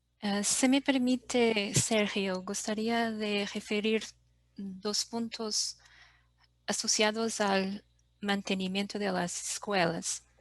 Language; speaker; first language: Spanish; non-native, fluent; Portuguese